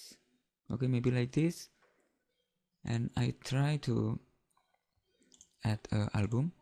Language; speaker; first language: English; non-native, learner; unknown